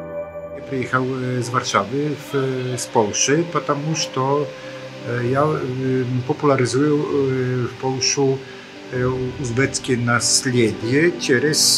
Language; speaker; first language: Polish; non-native, learner; Russian